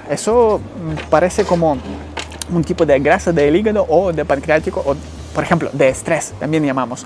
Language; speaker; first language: Spanish; non-native, fluent; Ukrainian